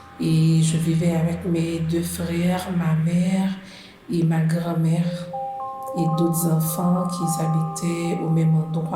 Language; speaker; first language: French; non-native, local second language; Haitian Creole